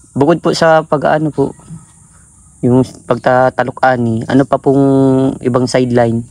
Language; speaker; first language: Filipino; non-native, local second language; Bikol